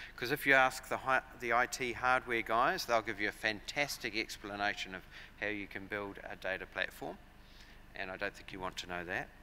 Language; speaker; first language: English; native; English